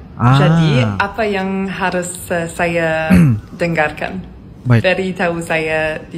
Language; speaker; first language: Indonesian; non-native, learner; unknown